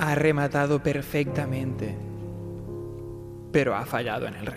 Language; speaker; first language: Catalan; native; Catalan